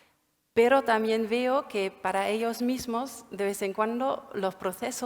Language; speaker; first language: Spanish; non-native, fluent; German